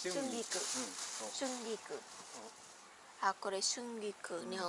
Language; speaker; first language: Japanese; non-native, learner; Vietnamese